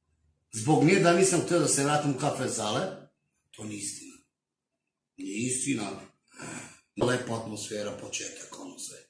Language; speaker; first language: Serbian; non-native, local second language; Romany